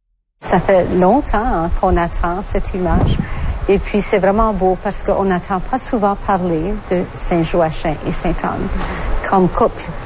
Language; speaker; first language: French; native; French